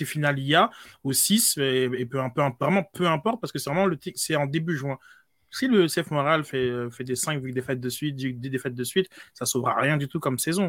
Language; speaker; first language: French; native; French